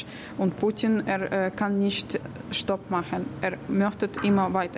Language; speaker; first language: German; non-native, learner; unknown